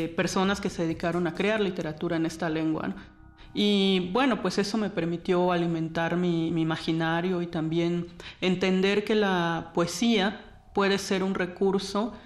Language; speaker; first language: Spanish; native; Spanish